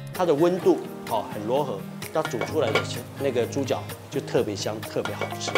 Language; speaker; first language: Chinese; non-native, local second language; Hakka Chinese